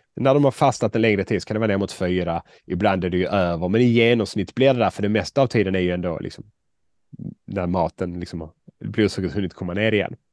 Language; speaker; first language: Swedish; native; Swedish